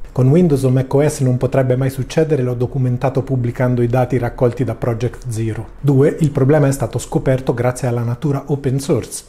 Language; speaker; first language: Italian; native; Italian